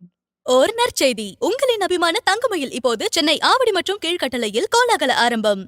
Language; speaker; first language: Tamil; native; Tamil